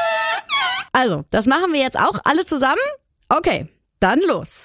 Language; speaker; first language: German; native; German